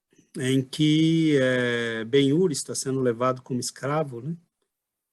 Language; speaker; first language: Portuguese; native; Portuguese